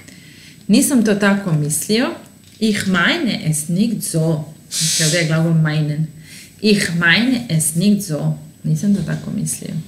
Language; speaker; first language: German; non-native, fluent; Serbian